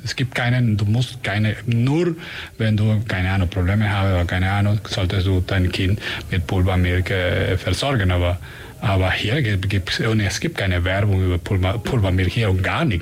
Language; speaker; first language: German; non-native, learner; Spanish